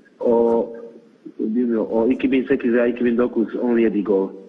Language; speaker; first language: Turkish; non-native, learner; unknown